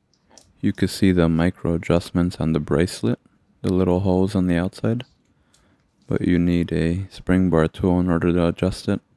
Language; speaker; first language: English; native; English